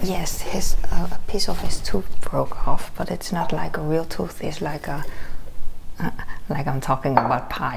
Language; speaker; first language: English; non-native, fluent; Dutch